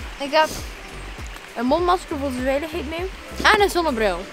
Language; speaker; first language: Dutch; native; Dutch